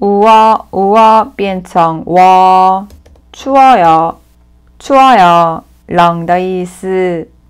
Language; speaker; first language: Korean; non-native, learner; Chinese